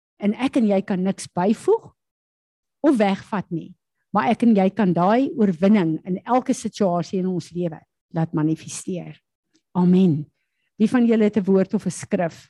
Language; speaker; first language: Afrikaans; native; Afrikaans